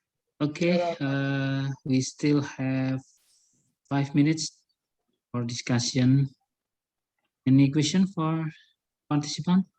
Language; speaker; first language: English; non-native, learner; Indonesian